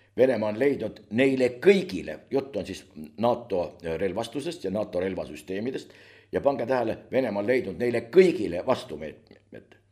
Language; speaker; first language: Estonian; native; Estonian